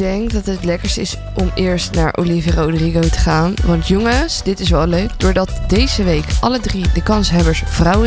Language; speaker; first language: Dutch; native; Dutch